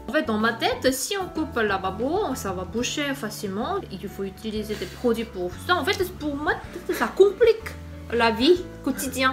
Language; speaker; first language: French; non-native, fluent; Korean